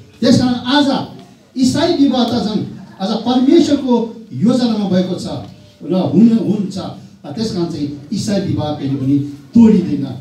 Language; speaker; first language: Nepali; non-native, local second language; Sherpa